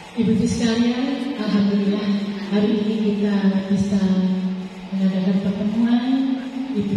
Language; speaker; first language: Indonesian; native; Indonesian